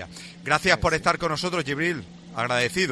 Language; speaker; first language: Spanish; native; Spanish